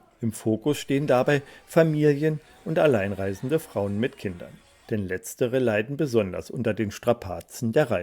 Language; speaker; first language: German; native; German